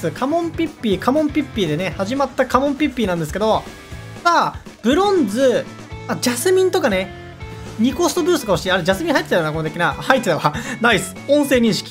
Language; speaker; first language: Japanese; native; Japanese